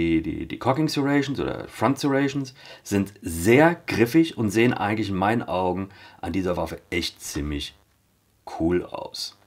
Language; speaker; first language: German; native; German